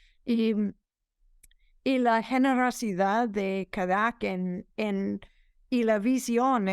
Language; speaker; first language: Spanish; non-native, fluent; English